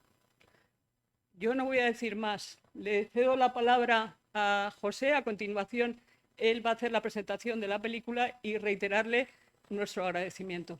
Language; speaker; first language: Spanish; native; Spanish